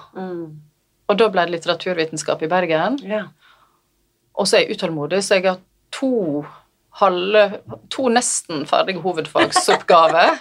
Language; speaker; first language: Norwegian; native; Norwegian